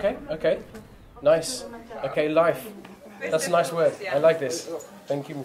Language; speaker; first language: English; non-native, fluent; French